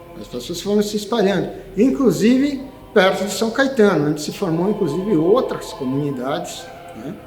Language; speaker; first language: Portuguese; native; Portuguese